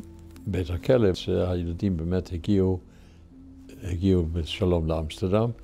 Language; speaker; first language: Hebrew; non-native, fluent; Dutch